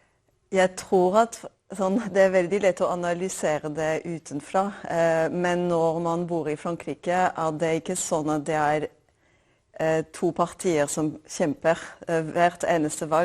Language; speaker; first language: Norwegian; non-native, fluent; French